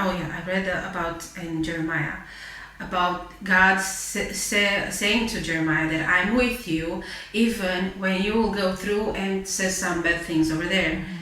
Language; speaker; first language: English; non-native, fluent; Romanian